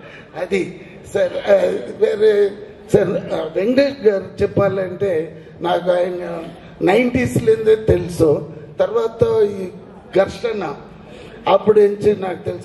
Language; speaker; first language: Telugu; non-native, learner; Tamil